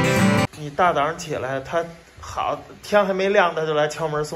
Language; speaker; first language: Chinese; native; Chinese